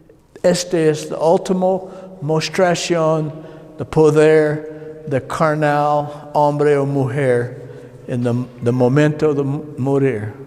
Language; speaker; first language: Spanish; non-native, learner; English